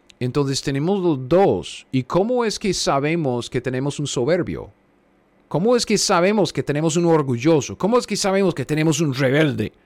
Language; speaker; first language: Spanish; non-native, fluent; English